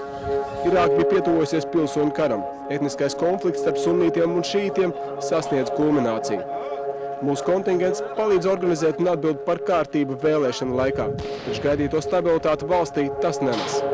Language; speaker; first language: Latvian; native; Latvian